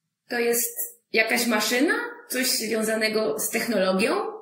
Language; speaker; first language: Polish; native; Polish